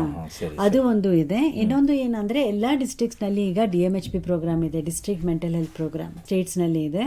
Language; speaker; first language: Kannada; non-native, local second language; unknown